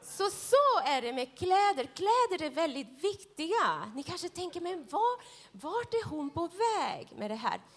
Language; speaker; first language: Swedish; non-native, fluent; Spanish